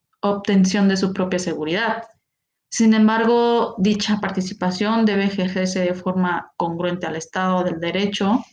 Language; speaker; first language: Spanish; native; Spanish